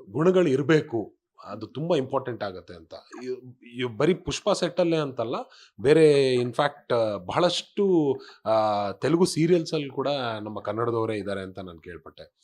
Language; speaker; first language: Kannada; non-native, local second language; Kodava